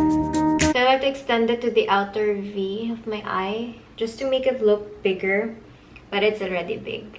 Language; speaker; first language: English; non-native, local second language; Filipino